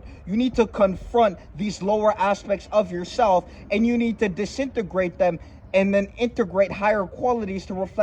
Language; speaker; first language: English; native; English